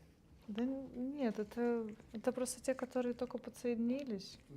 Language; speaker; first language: Russian; non-native, fluent; Estonian